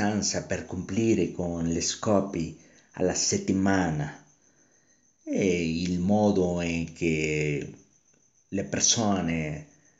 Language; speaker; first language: Italian; non-native, learner; Spanish